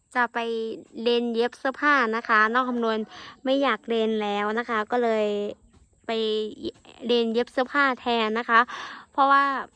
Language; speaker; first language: Thai; non-native, local second language; Shan